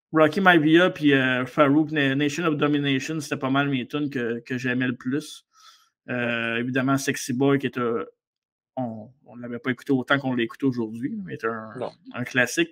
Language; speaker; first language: French; native; French